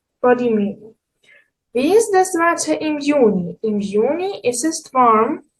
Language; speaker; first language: German; non-native, fluent; Ukrainian